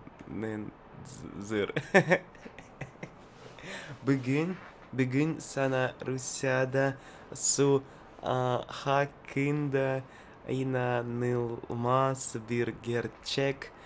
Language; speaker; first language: Turkish; non-native, learner; Russian